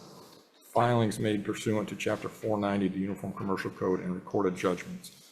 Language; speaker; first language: English; native; English